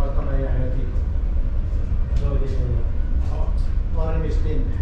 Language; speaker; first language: Finnish; native; Finnish